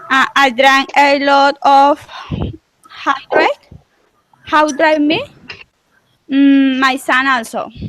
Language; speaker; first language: English; non-native, learner; Spanish